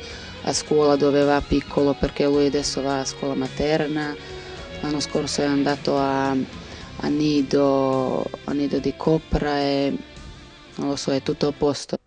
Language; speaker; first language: Italian; non-native, learner; Serbian